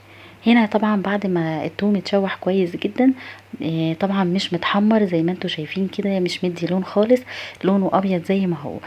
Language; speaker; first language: Arabic; native; Arabic